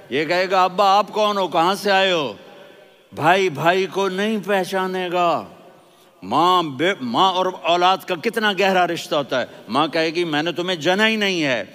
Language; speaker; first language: Urdu; non-native, local second language; Punjabi